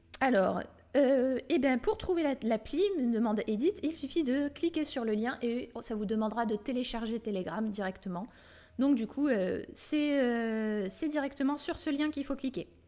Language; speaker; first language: French; native; French